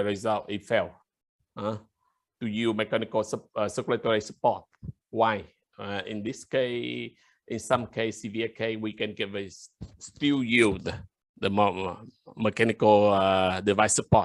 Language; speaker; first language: English; non-native, learner; Vietnamese